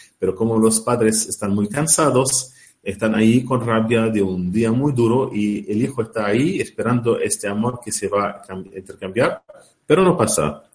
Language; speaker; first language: Spanish; non-native, learner; Arabic